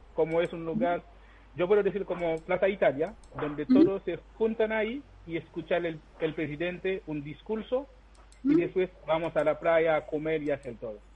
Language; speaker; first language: Spanish; non-native, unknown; Haitian Creole